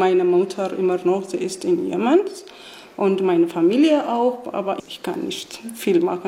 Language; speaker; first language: German; non-native, learner; Arabic